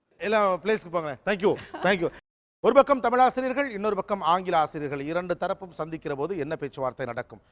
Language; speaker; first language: Tamil; native; Tamil